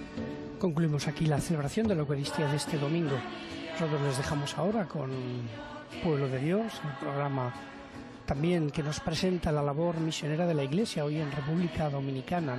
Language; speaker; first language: Spanish; native; Spanish